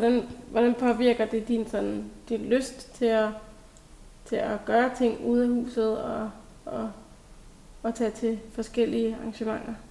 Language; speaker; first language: Danish; native; Danish